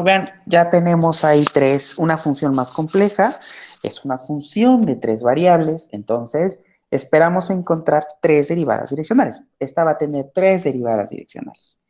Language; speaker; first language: Spanish; native; Spanish